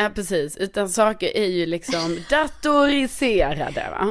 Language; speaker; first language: Swedish; native; Swedish